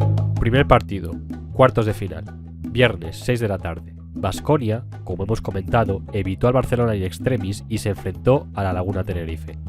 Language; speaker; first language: Spanish; native; Spanish